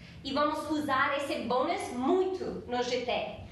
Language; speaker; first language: Portuguese; non-native, fluent; English